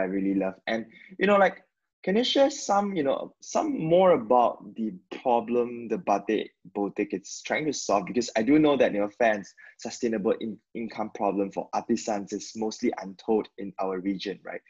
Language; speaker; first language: English; non-native, local second language; Chinese